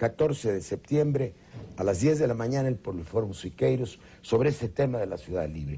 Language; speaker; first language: Spanish; native; Spanish